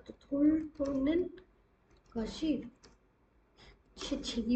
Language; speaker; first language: Korean; non-native, fluent; Hindi